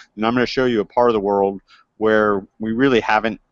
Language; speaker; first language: English; native; English